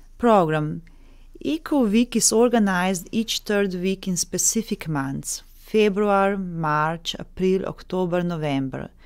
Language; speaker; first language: English; non-native, fluent; Slovenian